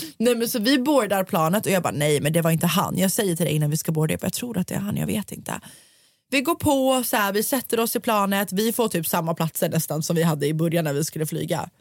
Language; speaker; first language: Swedish; native; Swedish